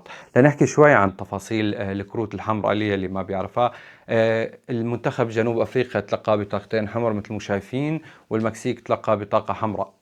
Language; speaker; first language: Arabic; native; Arabic